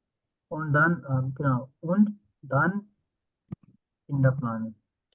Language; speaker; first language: German; non-native, fluent; Punjabi